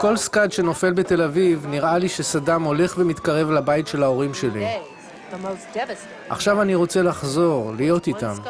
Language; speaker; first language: Hebrew; native; Hebrew